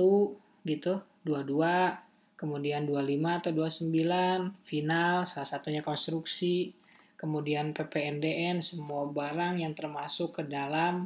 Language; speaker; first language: Indonesian; native; Indonesian